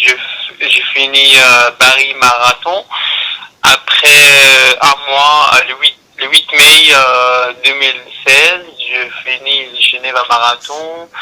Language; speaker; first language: French; non-native, learner; Arabic